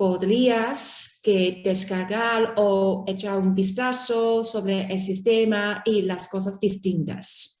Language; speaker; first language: Spanish; non-native, learner; Chinese